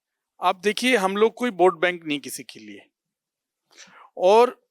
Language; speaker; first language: Hindi; native; Hindi